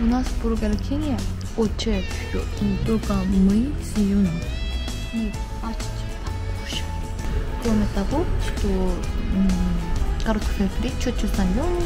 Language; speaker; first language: Russian; non-native, learner; Korean